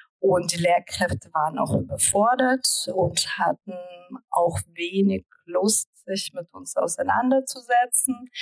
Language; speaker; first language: German; early bilingual, other home language; Russian